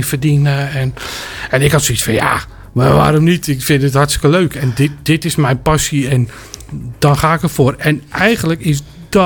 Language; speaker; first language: Dutch; native; Dutch